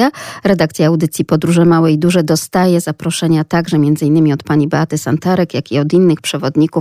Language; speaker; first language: Polish; native; Polish